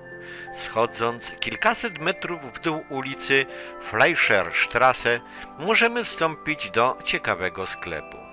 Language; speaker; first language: Polish; native; Polish